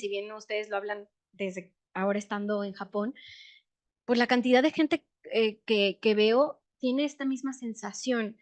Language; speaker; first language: Spanish; native; Spanish